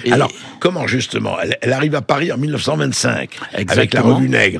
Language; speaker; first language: French; native; French